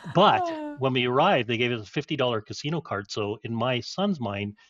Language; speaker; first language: English; native; English